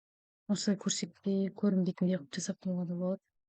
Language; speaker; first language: Kazakh; native; Kazakh